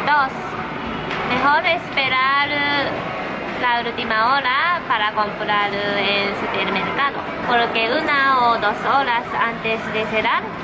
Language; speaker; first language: Spanish; non-native, learner; Japanese